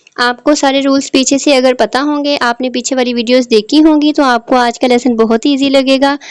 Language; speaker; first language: Urdu; native; Urdu